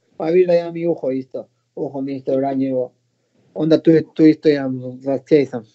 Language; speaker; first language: Bosnian; non-native, fluent; Spanish